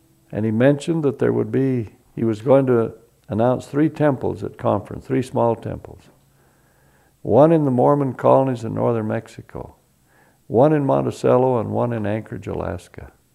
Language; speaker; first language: English; early bilingual, other home language; Spanish